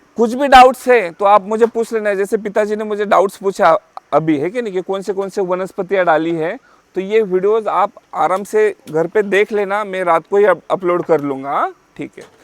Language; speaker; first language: Hindi; non-native, local second language; Marathi